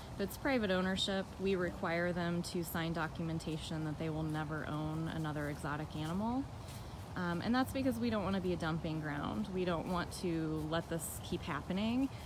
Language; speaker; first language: English; native; English